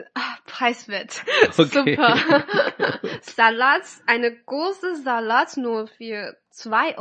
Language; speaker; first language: German; non-native, fluent; Chinese